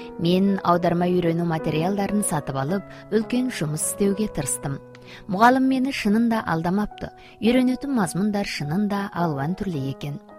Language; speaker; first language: Kazakh; native; Kazakh